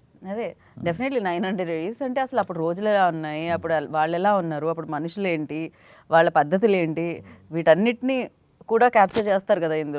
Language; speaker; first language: Telugu; native; Telugu